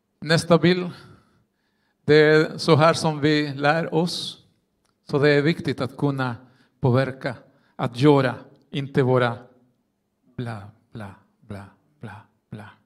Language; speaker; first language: Swedish; non-native, fluent; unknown